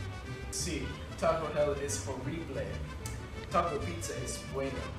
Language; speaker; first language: Spanish; non-native, learner; English